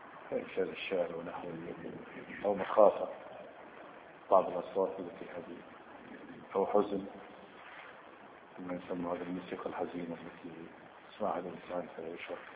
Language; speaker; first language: Arabic; native; Arabic